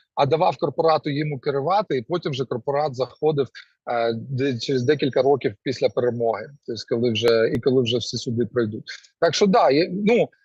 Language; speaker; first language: Ukrainian; non-native, local second language; Russian